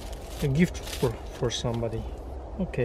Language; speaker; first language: English; non-native, learner; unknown